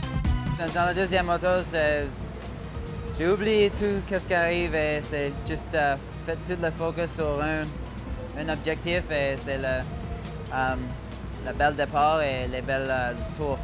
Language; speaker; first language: French; non-native, local second language; English